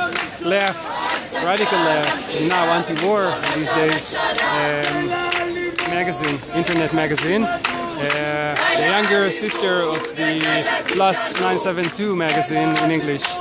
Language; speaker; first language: English; non-native, fluent; Hebrew